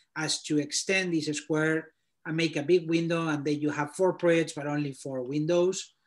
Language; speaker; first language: English; non-native, fluent; Spanish